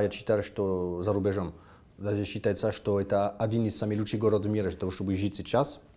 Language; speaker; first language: Russian; non-native, fluent; French